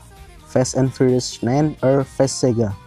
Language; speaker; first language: English; non-native, learner; Indonesian